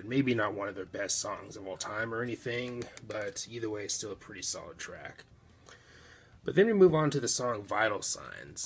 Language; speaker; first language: English; native; English